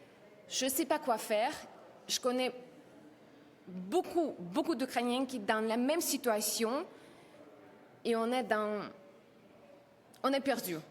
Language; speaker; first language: French; non-native, learner; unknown